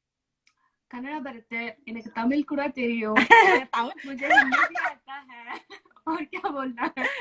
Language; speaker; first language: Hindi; non-native, local second language; Kannada